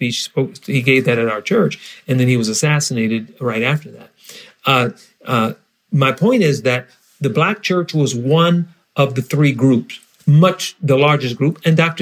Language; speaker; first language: English; native; English